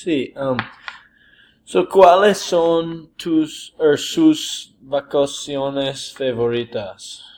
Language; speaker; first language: Spanish; non-native, learner; English